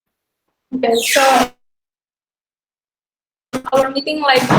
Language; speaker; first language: English; non-native, learner; Indonesian